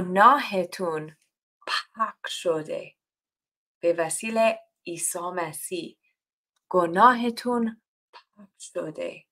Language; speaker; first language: Persian; non-native, learner; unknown